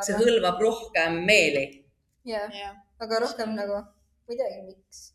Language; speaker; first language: Estonian; non-native, local second language; Russian